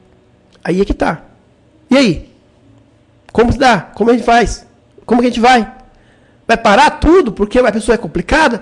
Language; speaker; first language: Portuguese; native; Portuguese